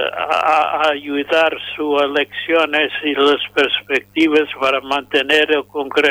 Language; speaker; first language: Spanish; non-native, fluent; English